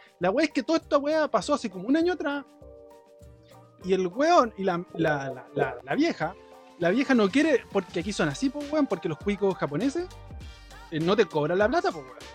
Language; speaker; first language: Spanish; native; Spanish